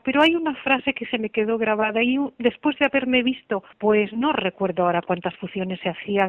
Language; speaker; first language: Spanish; native; Spanish